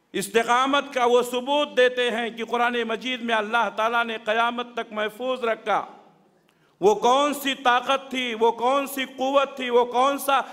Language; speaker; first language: Urdu; native; Urdu